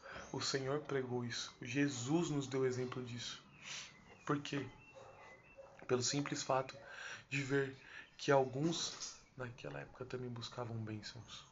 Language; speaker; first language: Portuguese; native; Portuguese